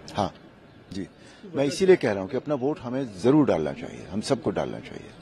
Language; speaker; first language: Hindi; native; Hindi